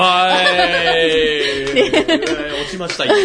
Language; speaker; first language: Japanese; non-native, fluent; Korean